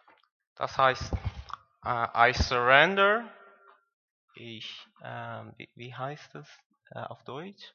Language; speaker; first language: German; non-native, learner; Persian